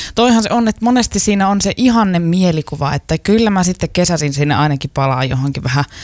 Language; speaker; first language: Finnish; native; Finnish